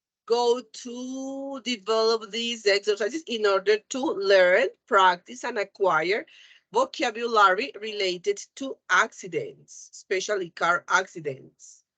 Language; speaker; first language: English; non-native, fluent; Spanish